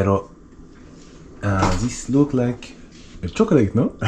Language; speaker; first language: English; non-native, fluent; Spanish